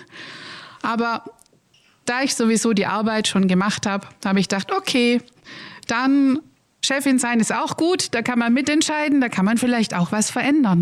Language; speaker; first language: German; native; German